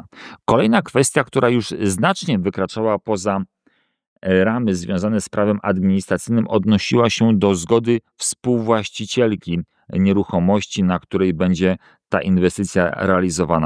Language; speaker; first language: Polish; native; Polish